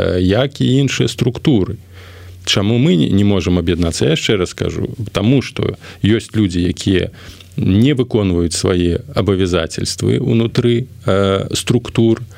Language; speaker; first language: Belarusian; non-native, local second language; Russian